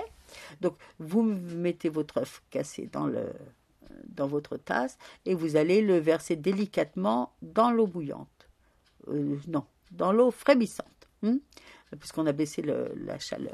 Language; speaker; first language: French; native; French